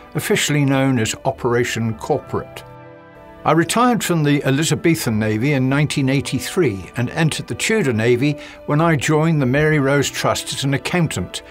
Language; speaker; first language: English; native; English